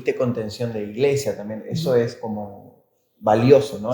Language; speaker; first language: Spanish; native; Spanish